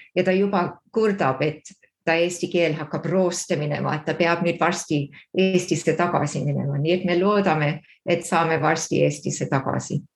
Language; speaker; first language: Estonian; early bilingual, heritage; Estonian